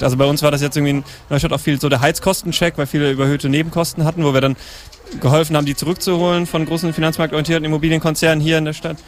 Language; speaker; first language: German; native; German